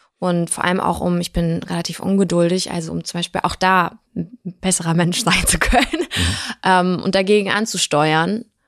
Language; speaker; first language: German; early bilingual, other home language; Russian